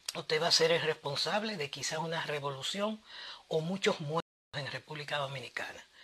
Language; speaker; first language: Spanish; native; Spanish